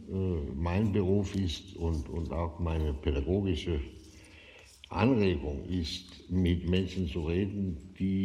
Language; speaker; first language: German; non-native, fluent; Danish